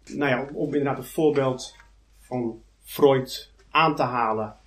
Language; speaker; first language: Dutch; native; Dutch